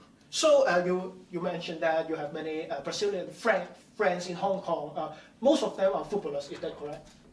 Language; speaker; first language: English; non-native, local second language; Cantonese